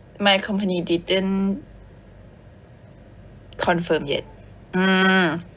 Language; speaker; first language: English; non-native, learner; Thai